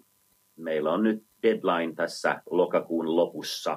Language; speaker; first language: Finnish; non-native, fluent; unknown